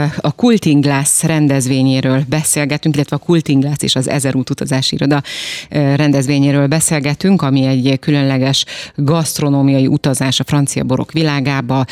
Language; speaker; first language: Hungarian; native; Hungarian